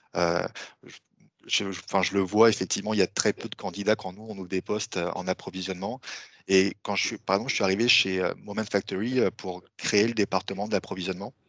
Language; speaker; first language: French; native; French